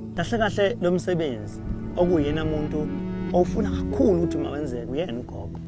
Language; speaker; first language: Zulu; native; Zulu